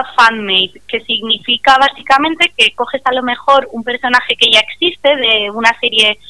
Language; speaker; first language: Spanish; native; Spanish